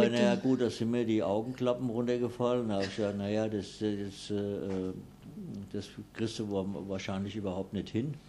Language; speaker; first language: German; native; German